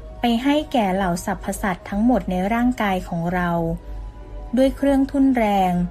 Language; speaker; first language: Thai; native; Thai